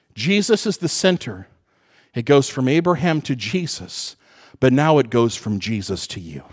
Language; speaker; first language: English; native; English